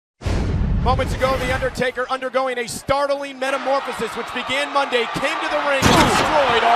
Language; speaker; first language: English; native; English